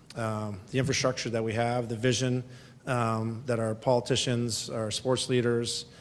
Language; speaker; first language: English; native; English